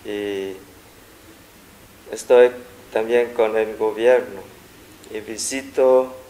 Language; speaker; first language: Spanish; non-native, fluent; Vietnamese